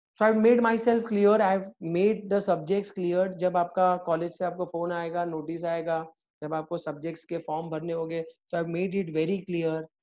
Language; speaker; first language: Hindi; native; Hindi